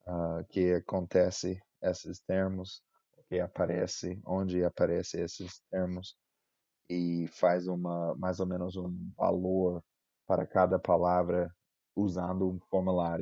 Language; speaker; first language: Portuguese; non-native, fluent; English